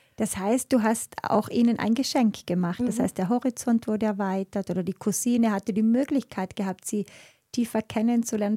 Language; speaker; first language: German; native; German